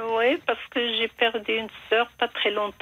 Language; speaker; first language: French; non-native, fluent; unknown